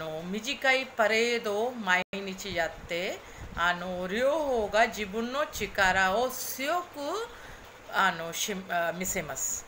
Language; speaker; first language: Japanese; non-native, fluent; Hindi